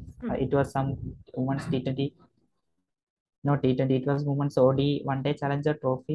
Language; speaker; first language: English; non-native, local second language; Malayalam